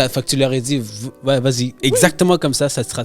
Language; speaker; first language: French; native; French